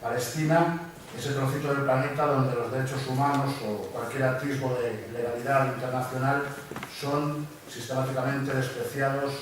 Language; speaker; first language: Spanish; native; Spanish